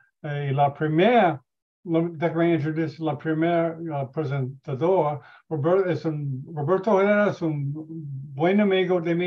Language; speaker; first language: Spanish; non-native, learner; English